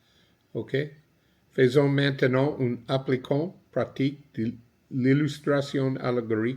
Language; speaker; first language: French; non-native, learner; English